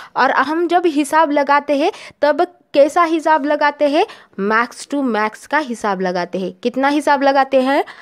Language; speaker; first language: Hindi; non-native, local second language; Marathi